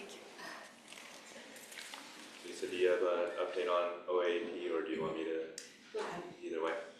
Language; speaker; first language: English; native; English